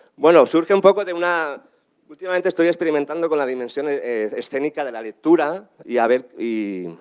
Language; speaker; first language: Spanish; native; Spanish